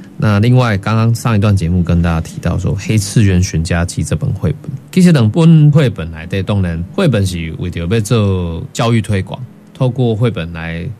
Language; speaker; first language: Chinese; native; Chinese